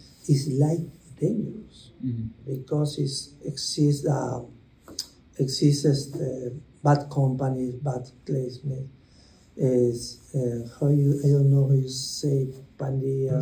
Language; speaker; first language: English; non-native, learner; Spanish